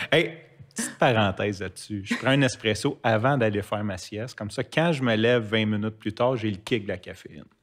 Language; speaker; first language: French; native; French